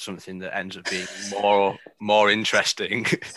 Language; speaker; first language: English; native; English